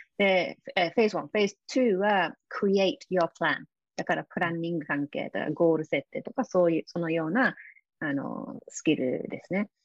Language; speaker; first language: Japanese; non-native, fluent; English